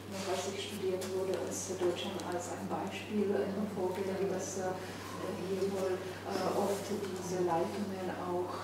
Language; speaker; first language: German; non-native, learner; Czech